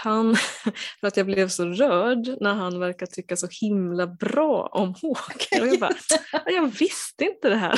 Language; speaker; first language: Swedish; native; Swedish